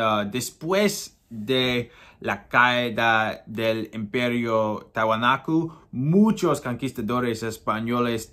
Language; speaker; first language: Spanish; non-native, learner; English